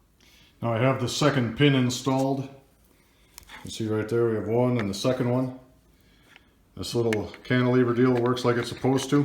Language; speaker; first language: English; native; English